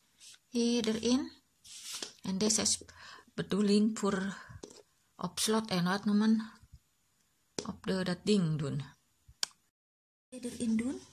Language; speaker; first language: Dutch; non-native, learner; Indonesian